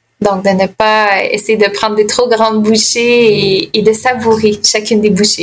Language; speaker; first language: French; native; French